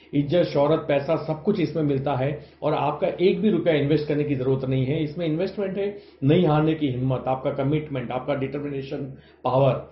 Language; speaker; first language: Hindi; non-native, local second language; Gujarati